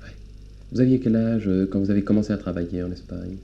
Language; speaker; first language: French; native; French